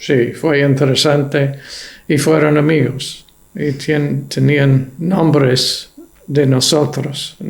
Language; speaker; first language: Spanish; non-native, fluent; English